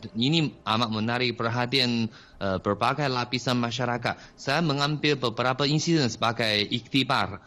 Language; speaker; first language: Malay; non-native, fluent; Chinese